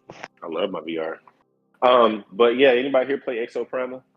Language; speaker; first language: English; native; English